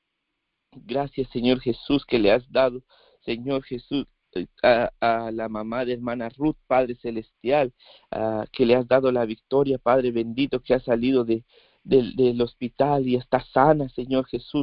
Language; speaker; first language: Spanish; native; Spanish